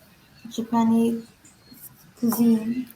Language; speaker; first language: English; non-native, learner; Vietnamese